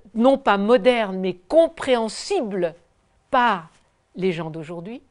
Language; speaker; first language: French; native; French